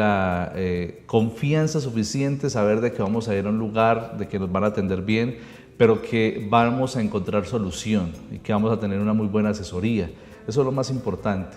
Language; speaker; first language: Spanish; native; Spanish